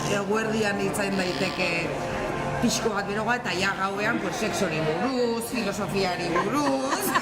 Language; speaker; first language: Basque; non-native, local second language; Spanish